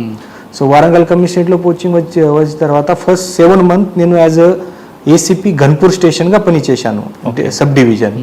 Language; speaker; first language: Telugu; non-native, learner; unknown